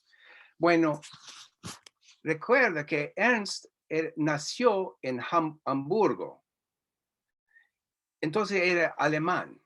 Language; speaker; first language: Spanish; non-native, fluent; English